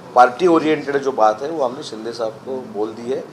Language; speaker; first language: Hindi; non-native, local second language; Marathi